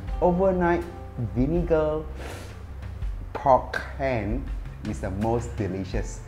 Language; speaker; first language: English; non-native, local second language; Chinese